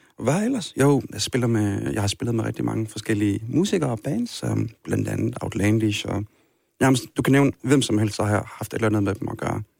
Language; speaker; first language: Danish; early bilingual, other home language; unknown